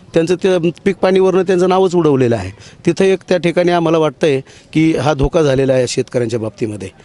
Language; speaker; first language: Marathi; native; Marathi